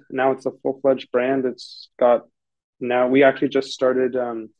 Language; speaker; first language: English; native; English